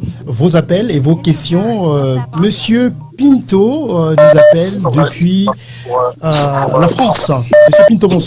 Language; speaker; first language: French; non-native, local second language; Lingala